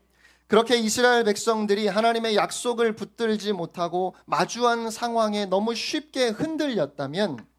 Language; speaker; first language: Korean; native; Korean